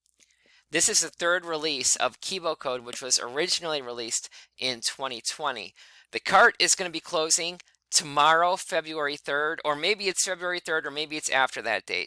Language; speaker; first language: English; native; English